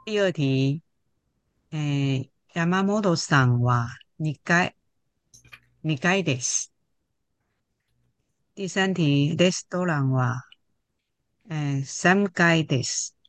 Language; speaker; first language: Japanese; non-native, learner; Chinese